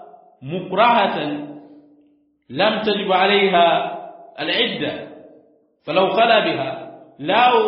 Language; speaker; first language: Arabic; non-native, fluent; Swahili